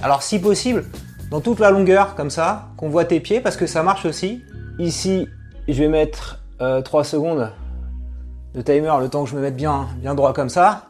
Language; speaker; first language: French; native; French